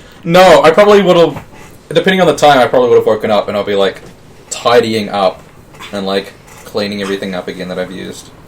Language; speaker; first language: English; native; English